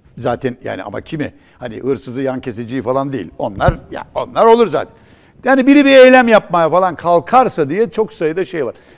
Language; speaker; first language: Turkish; native; Turkish